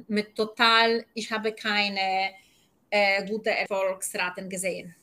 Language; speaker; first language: German; non-native, fluent; Polish